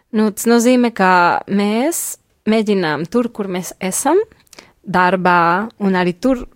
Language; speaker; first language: Latvian; non-native, fluent; Spanish